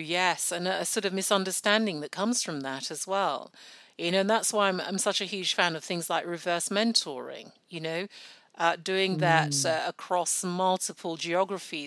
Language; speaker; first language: English; non-native, local second language; Yoruba